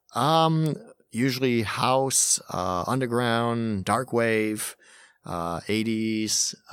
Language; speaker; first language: English; native; English